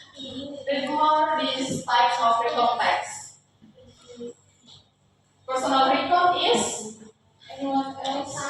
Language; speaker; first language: English; non-native, learner; Indonesian